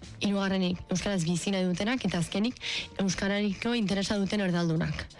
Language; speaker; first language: Basque; native; Basque